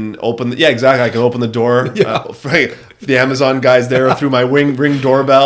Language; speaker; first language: English; native; English